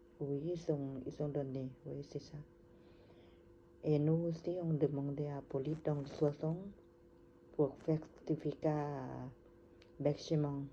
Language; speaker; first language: French; non-native, learner; Thai